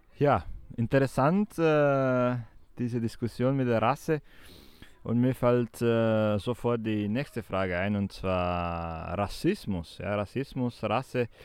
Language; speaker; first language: German; non-native, fluent; Romanian